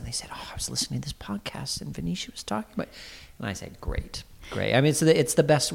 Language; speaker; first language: English; native; English